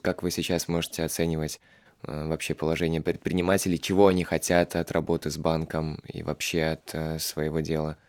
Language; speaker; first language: Russian; native; Russian